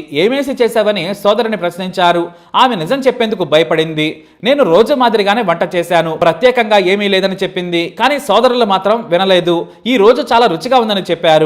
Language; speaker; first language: Telugu; native; Telugu